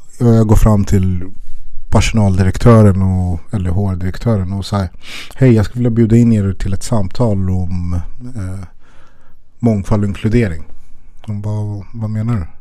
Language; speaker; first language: Swedish; early bilingual, other home language; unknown